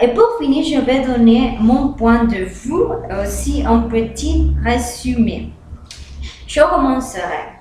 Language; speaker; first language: French; non-native, learner; Spanish